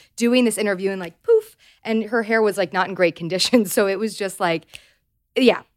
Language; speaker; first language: English; native; English